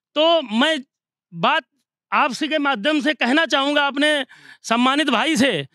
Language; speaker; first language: Hindi; native; Hindi